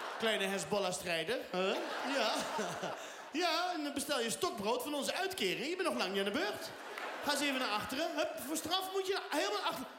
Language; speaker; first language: Dutch; early bilingual, other home language; Riffian